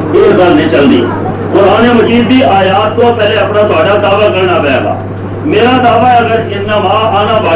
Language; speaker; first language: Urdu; non-native, local second language; Punjabi